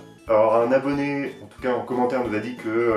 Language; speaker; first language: French; native; French